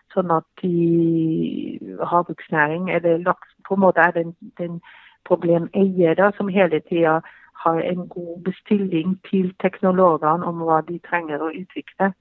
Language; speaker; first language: Norwegian; non-native, fluent; Dutch